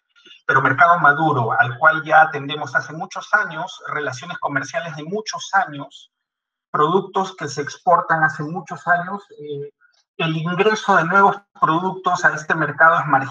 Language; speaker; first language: Spanish; native; Spanish